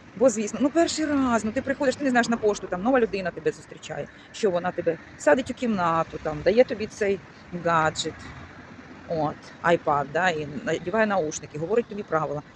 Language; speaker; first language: Ukrainian; native; Ukrainian